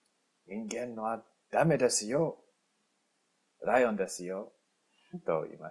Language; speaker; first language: Japanese; non-native, learner; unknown